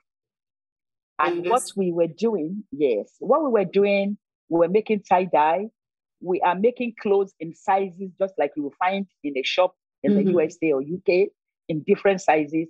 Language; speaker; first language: English; non-native, local second language; Yoruba